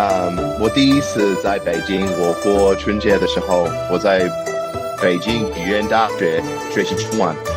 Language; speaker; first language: Chinese; non-native, learner; English